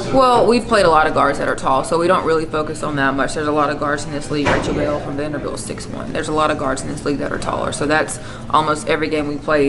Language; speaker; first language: English; native; English